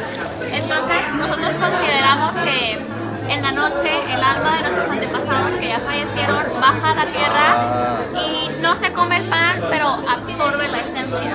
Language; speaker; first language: Spanish; native; Spanish